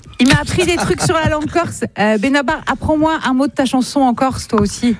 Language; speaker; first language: French; native; French